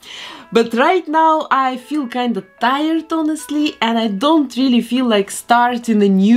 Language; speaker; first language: English; non-native, fluent; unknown